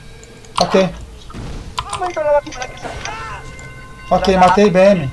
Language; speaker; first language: Spanish; non-native, learner; Portuguese